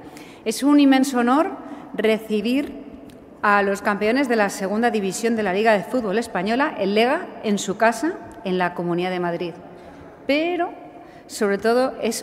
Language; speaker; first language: Spanish; native; Spanish